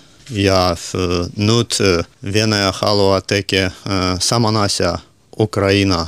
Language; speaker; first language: Finnish; non-native, learner; Russian